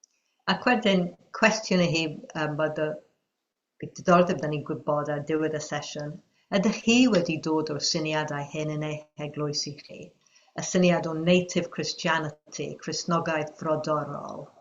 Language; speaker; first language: Welsh; non-native, fluent; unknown